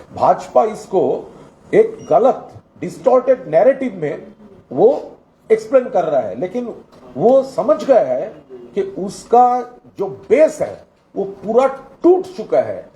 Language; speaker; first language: Hindi; non-native, local second language; Bangla